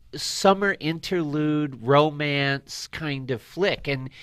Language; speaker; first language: English; native; English